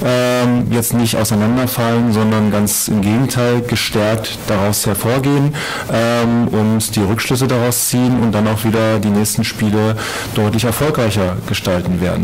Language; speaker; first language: German; native; German